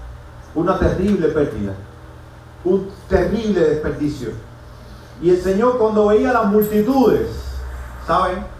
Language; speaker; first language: Spanish; native; Spanish